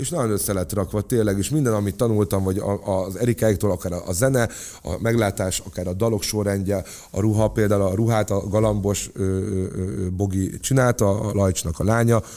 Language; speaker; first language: Hungarian; native; Hungarian